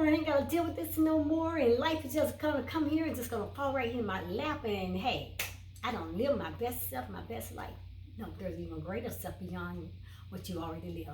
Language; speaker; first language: English; native; English